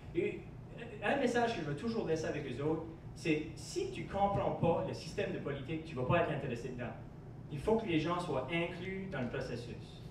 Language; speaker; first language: French; non-native, local second language; English